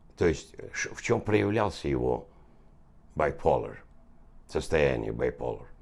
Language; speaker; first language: Russian; non-native, local second language; Azerbaijani